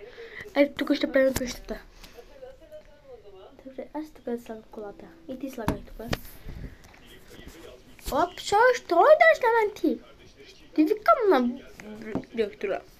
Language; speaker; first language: Bulgarian; early bilingual, heritage; Bulgarian